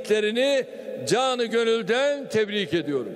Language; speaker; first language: Turkish; native; Turkish